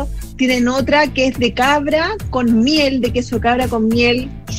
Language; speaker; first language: Spanish; native; Spanish